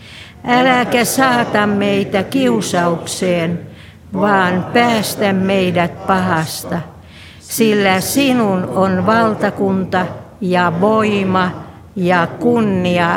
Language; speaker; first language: Finnish; native; Finnish